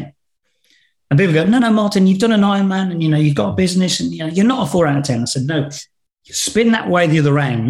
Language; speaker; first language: English; native; English